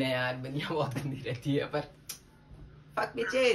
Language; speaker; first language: Hindi; native; Hindi